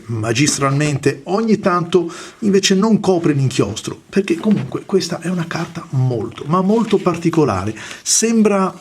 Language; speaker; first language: Italian; native; Italian